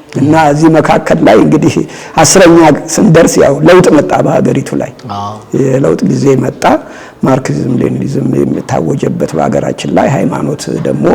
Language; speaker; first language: Amharic; native; Amharic